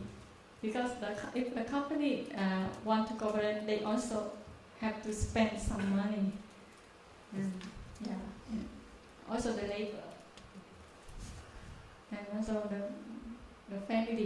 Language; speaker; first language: English; non-native, learner; Vietnamese